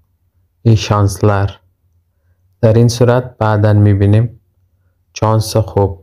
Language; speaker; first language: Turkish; non-native, fluent; Persian